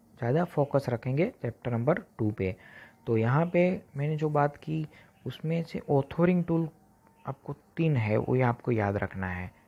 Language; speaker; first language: Hindi; non-native, local second language; Gujarati